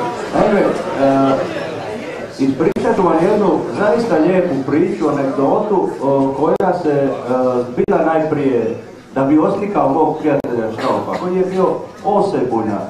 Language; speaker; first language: Serbian; native; Serbian